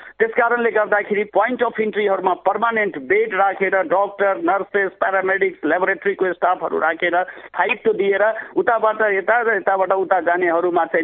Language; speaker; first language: Nepali; non-native, local second language; Maithili